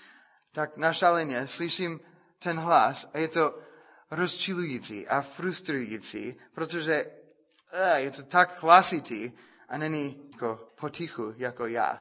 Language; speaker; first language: Czech; non-native, fluent; English